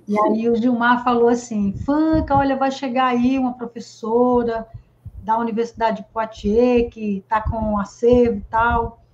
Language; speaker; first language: Portuguese; native; Portuguese